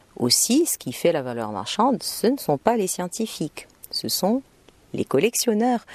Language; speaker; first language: French; non-native, local second language; Arabic